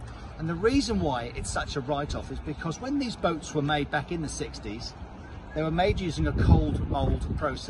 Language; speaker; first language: English; native; English